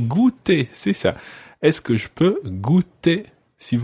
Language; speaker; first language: French; non-native, fluent; English